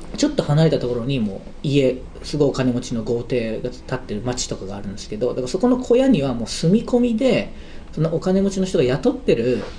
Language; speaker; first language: Japanese; native; Japanese